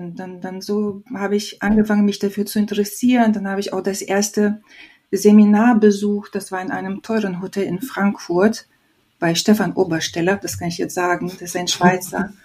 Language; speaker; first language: German; non-native, fluent; Lithuanian